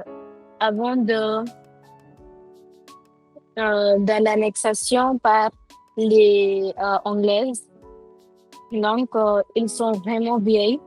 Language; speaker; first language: French; non-native, fluent; Hindi